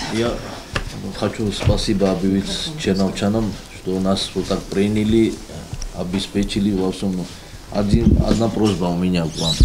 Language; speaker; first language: Russian; non-native, local second language; Georgian